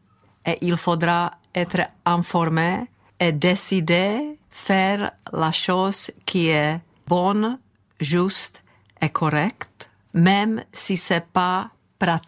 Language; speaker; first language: French; non-native, fluent; Czech